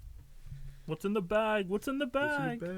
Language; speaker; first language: English; native; English